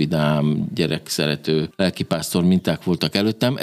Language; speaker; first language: Hungarian; native; Hungarian